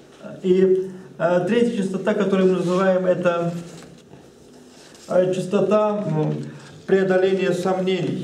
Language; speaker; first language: Russian; native; Russian